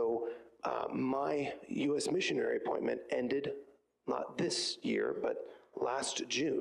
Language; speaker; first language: English; native; English